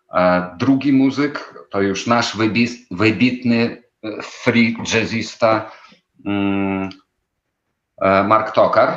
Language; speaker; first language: Polish; non-native, fluent; Ukrainian